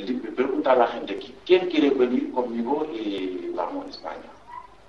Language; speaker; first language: Spanish; non-native, learner; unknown